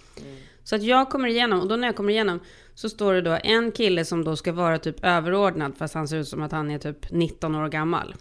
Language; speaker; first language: Swedish; native; Swedish